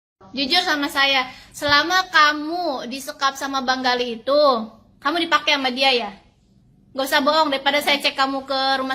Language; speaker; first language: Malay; non-native, local second language; Sundanese